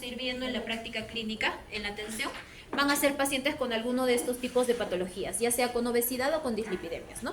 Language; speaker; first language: Spanish; native; Spanish